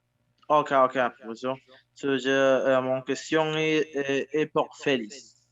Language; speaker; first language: French; non-native, learner; Spanish